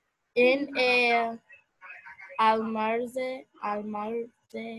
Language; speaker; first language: Spanish; non-native, learner; English